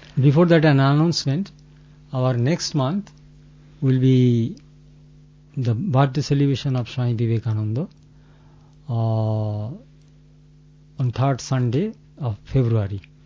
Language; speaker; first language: English; non-native, local second language; Bangla